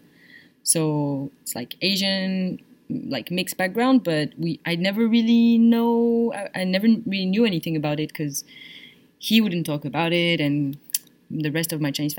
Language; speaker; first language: English; non-native, fluent; French